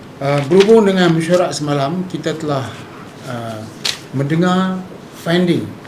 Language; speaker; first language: Malay; native; Malay